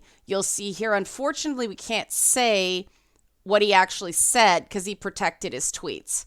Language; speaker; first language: English; native; English